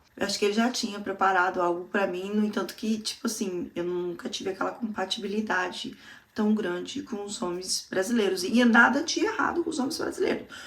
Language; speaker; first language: Portuguese; native; Portuguese